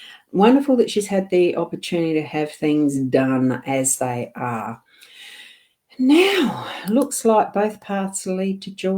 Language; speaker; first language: English; native; English